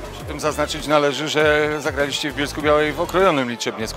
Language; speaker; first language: Polish; native; Polish